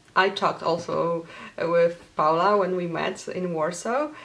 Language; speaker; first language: English; non-native, fluent; Polish